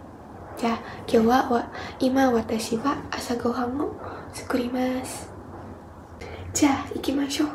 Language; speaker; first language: Japanese; non-native, learner; Indonesian